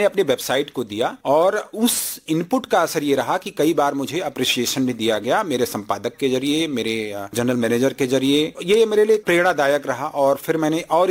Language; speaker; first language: Hindi; native; Hindi